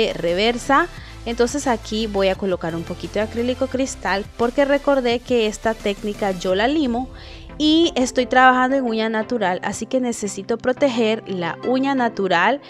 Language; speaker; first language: Spanish; native; Spanish